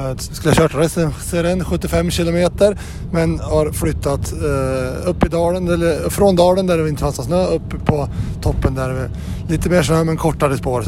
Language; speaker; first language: Swedish; native; Swedish